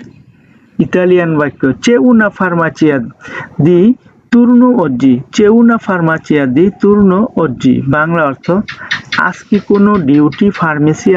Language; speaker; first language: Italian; non-native, learner; Bangla